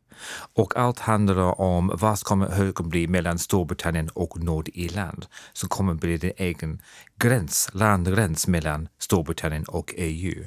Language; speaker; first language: Swedish; non-native, fluent; English